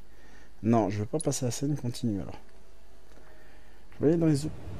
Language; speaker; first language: French; native; French